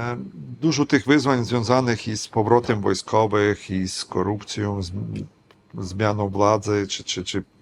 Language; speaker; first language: Polish; non-native, fluent; Ukrainian